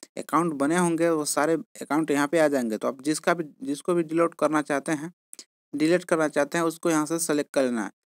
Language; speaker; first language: Hindi; native; Hindi